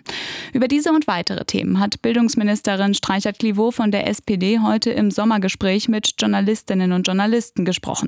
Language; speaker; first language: German; native; German